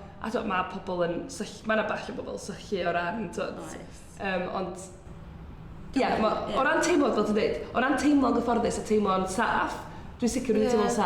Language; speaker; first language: Welsh; native; Welsh